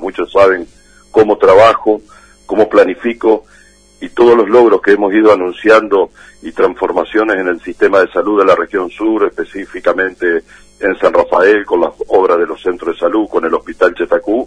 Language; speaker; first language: Spanish; native; Spanish